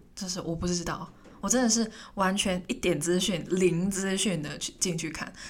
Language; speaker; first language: Chinese; non-native, local second language; Cantonese